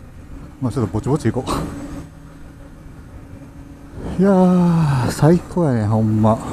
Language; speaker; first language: Japanese; native; Japanese